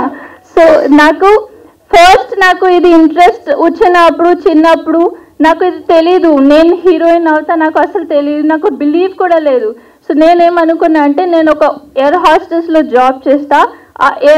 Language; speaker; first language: Telugu; non-native, local second language; Hindi